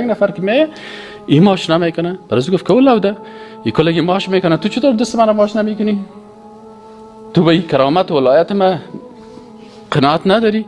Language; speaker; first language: Persian; native; Persian